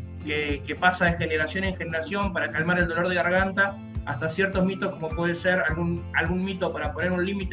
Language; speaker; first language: Spanish; native; Spanish